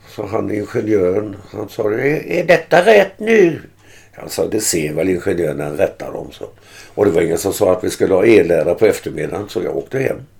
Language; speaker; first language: Swedish; early bilingual, other home language; German